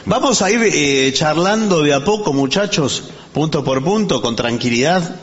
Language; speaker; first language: Spanish; native; Spanish